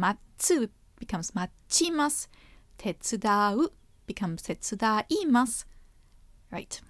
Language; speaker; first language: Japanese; non-native, fluent; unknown